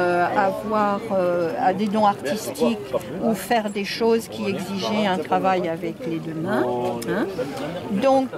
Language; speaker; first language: French; native; French